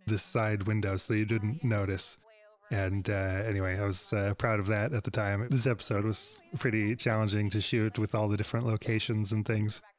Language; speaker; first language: English; native; English